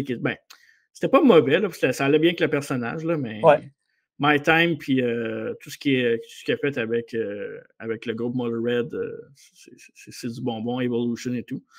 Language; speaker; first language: French; native; French